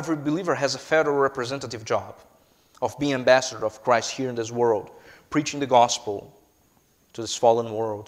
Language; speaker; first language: English; non-native, fluent; Portuguese